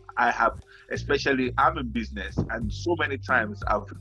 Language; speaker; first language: English; non-native, local second language; Yoruba